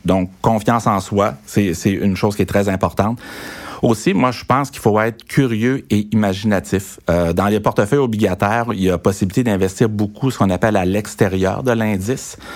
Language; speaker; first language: French; native; French